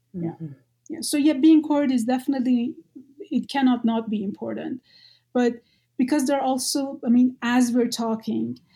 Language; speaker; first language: English; non-native, fluent; Persian